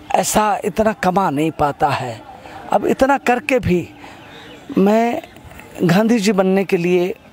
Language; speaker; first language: Hindi; non-native, local second language; Gujarati